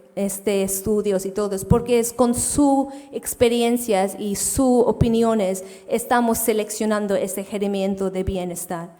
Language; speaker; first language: Spanish; non-native, fluent; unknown